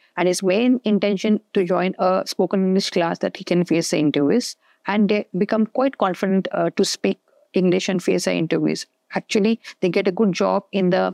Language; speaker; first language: English; non-native, fluent; Hindi